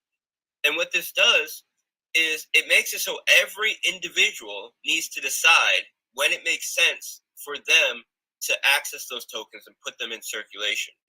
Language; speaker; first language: English; native; English